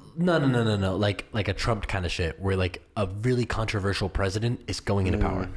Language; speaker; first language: English; early bilingual, other home language; Spanish